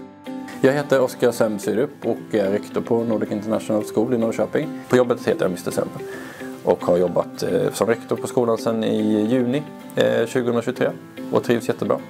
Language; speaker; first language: Swedish; native; Swedish